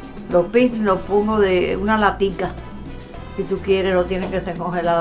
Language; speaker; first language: Spanish; native; Spanish